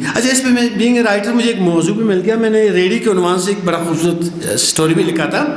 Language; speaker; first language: Urdu; non-native, local second language; Brahui